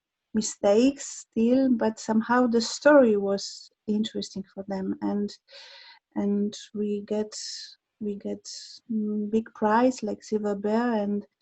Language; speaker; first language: English; non-native, learner; Polish